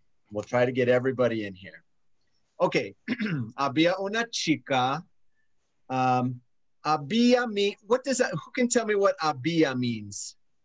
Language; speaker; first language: English; native; English